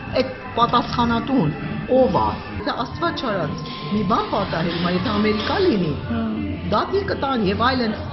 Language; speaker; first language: Armenian; early bilingual, heritage; Armenian